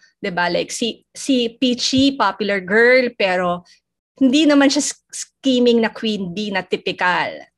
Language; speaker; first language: Filipino; native; Filipino